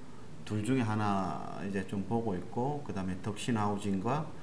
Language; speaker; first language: Korean; native; Korean